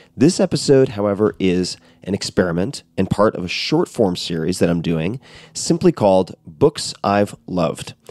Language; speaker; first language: English; native; English